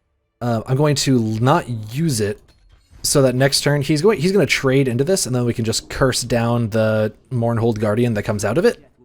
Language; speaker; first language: English; native; English